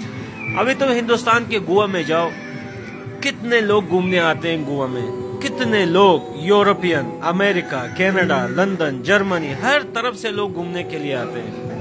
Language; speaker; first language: Hindi; non-native, fluent; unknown